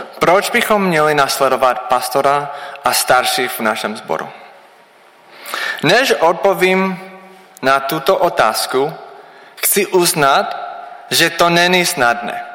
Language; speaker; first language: Czech; non-native, learner; English